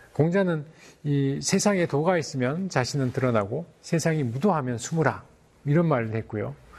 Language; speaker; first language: Korean; native; Korean